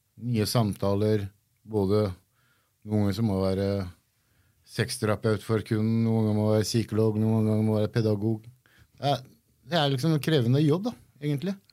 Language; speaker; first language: Norwegian; early bilingual, other home language; Kurdish